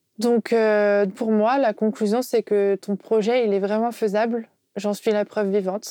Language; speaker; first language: French; native; French